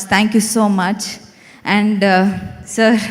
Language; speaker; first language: Telugu; non-native, local second language; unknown